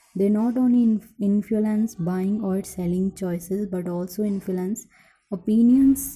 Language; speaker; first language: English; non-native, local second language; Punjabi